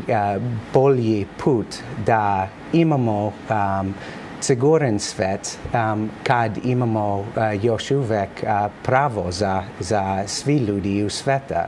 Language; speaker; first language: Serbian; non-native, learner; English